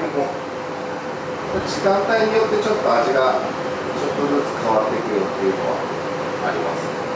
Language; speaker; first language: Japanese; native; Japanese